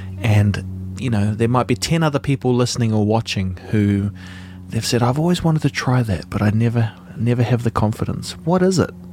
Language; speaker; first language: English; native; English